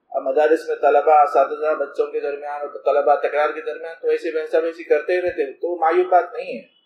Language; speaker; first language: Urdu; native; Urdu